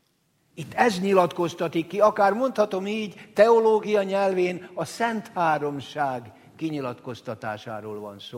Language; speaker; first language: Hungarian; native; Hungarian